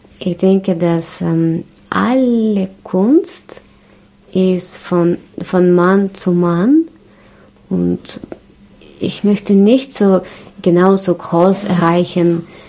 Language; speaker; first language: German; non-native, learner; Russian